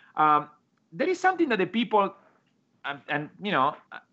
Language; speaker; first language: English; non-native, fluent; Spanish